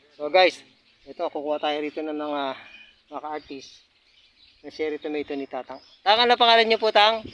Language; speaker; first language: Filipino; native; Filipino